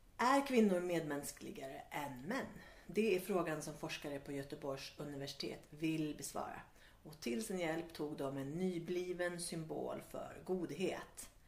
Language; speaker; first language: Swedish; native; Swedish